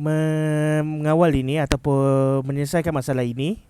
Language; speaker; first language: Malay; native; Malay